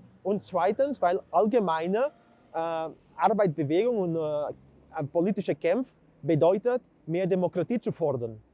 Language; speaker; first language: German; non-native, fluent; Catalan